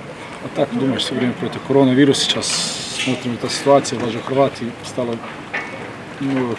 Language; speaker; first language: Russian; non-native, learner; Croatian